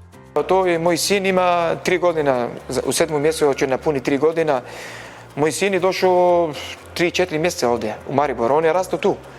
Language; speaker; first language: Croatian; non-native, learner; Arabic